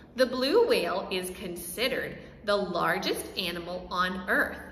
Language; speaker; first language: English; native; English